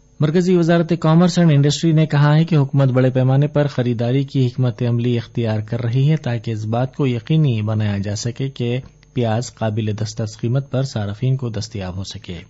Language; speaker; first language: Urdu; native; Urdu